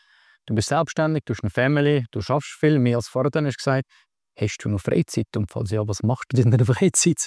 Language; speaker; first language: German; native; German